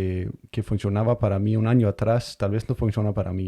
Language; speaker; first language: Spanish; non-native, fluent; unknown